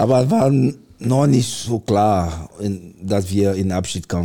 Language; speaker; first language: German; non-native, learner; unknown